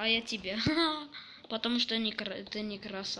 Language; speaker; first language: Russian; early bilingual, heritage; Russian